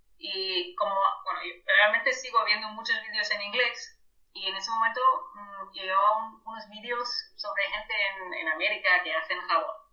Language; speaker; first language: Spanish; non-native, fluent; German